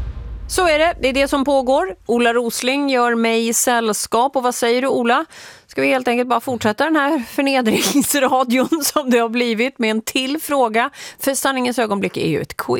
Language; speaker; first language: Swedish; native; Swedish